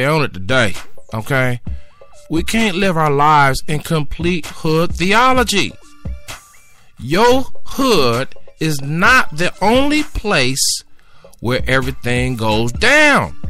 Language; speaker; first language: English; native; English